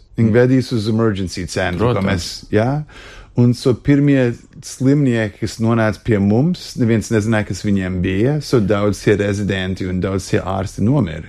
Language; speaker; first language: Latvian; early bilingual, heritage; Latvian